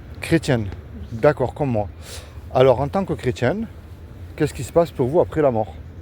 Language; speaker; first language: French; native; French